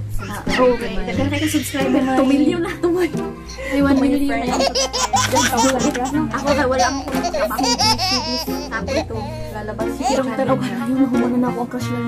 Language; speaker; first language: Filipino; non-native, local second language; Cebuano